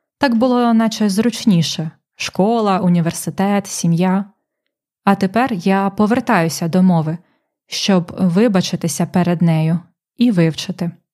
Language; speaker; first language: Ukrainian; native; Ukrainian